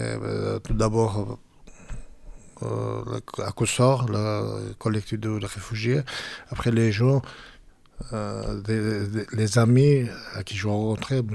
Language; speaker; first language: French; non-native, fluent; Georgian